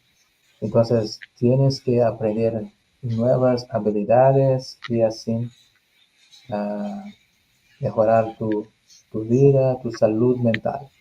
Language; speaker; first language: Spanish; non-native, learner; Portuguese